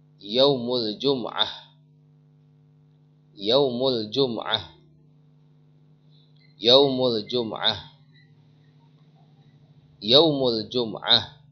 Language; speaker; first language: Arabic; non-native, fluent; Indonesian